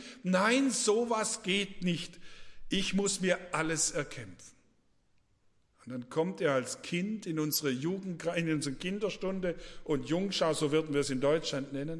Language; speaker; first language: German; native; German